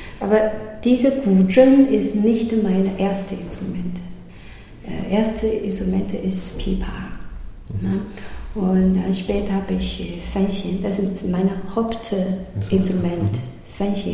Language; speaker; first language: German; non-native, learner; Chinese